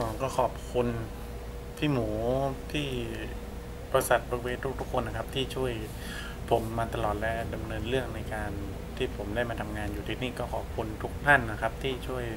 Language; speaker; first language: Thai; native; Thai